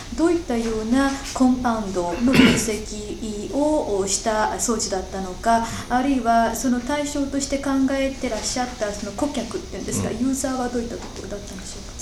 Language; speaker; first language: Japanese; native; Japanese